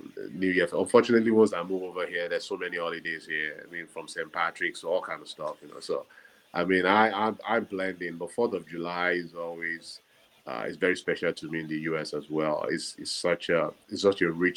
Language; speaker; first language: English; non-native, local second language; Yoruba